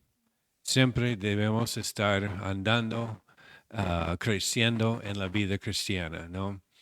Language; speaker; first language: Spanish; non-native, fluent; English